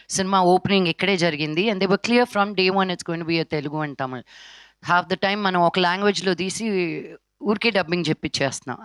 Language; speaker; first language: Telugu; native; Telugu